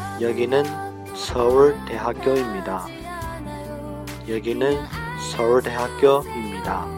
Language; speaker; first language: Korean; non-native, fluent; Chinese